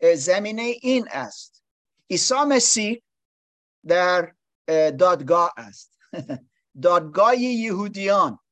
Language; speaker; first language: Persian; non-native, learner; English